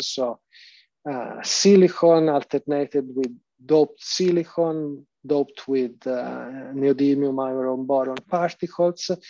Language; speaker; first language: English; non-native, fluent; Italian